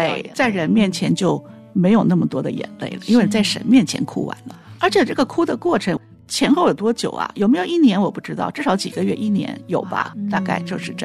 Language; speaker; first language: Chinese; native; Chinese